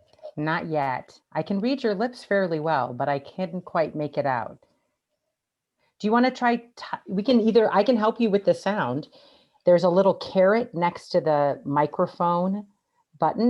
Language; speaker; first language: English; native; English